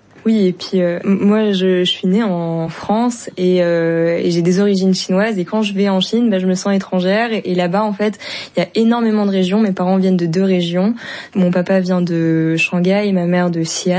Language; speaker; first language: French; early bilingual, other home language; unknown